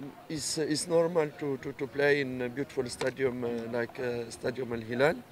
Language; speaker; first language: English; non-native, learner; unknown